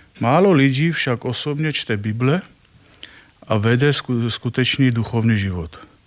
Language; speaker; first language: Czech; non-native, fluent; Armenian